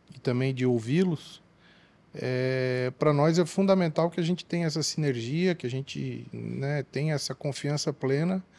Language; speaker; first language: Portuguese; native; Portuguese